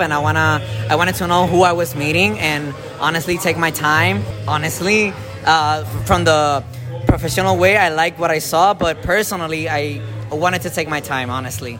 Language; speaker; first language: English; non-native, learner; Spanish